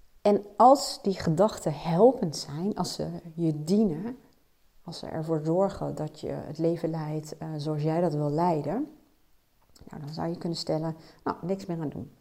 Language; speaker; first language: Dutch; native; Dutch